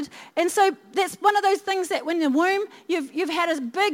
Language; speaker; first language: English; native; English